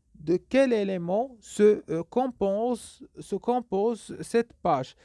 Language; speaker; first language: French; non-native, local second language; Arabic